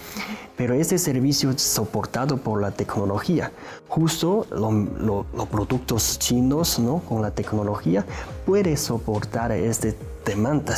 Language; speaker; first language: Spanish; non-native, learner; Chinese